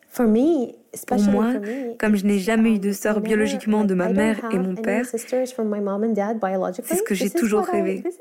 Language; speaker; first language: French; non-native, fluent; Arabic